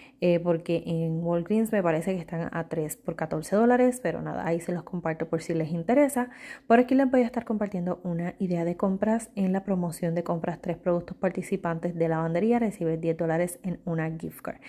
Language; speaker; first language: Spanish; native; Spanish